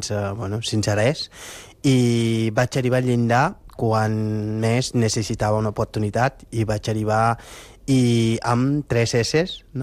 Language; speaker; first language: Catalan; non-native, fluent; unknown